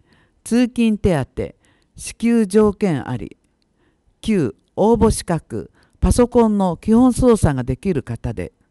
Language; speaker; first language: Japanese; native; Japanese